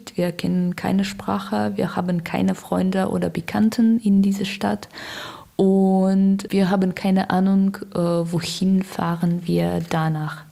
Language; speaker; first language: German; non-native, learner; Russian